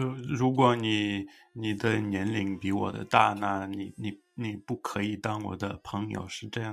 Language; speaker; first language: Chinese; early bilingual, heritage; Chinese